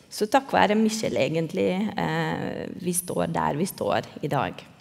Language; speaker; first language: Norwegian; non-native, fluent; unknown